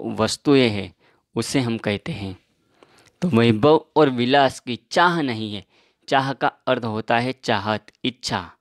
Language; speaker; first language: Hindi; non-native, local second language; Gujarati